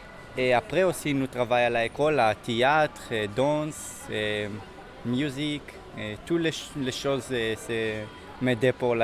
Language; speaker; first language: French; non-native, learner; Hebrew